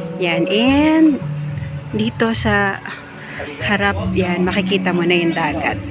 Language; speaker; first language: Filipino; non-native, local second language; Iloko